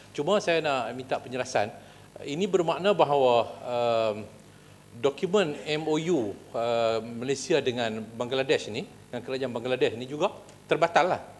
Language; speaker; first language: Malay; native; Malay